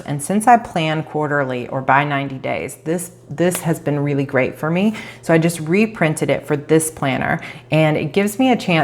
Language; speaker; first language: English; native; English